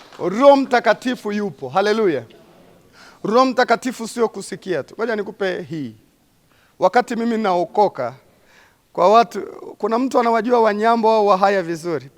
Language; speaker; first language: Swahili; non-native, local second language; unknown